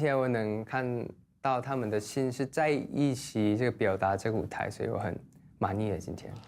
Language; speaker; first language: Chinese; non-native, fluent; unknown